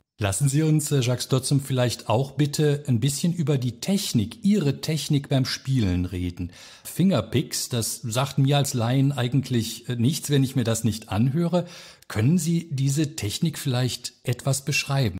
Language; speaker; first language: German; native; German